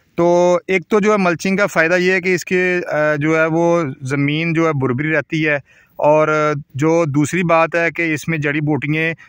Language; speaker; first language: Urdu; non-native, local second language; Punjabi